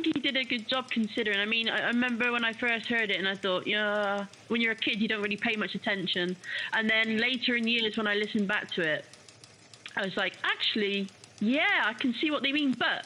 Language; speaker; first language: English; native; English